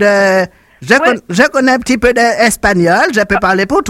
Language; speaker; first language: French; native; French